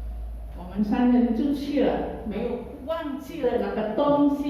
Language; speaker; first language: Chinese; early bilingual, heritage; Chinese